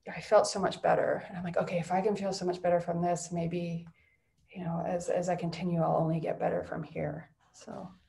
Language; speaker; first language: English; native; English